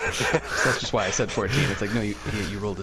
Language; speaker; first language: English; native; English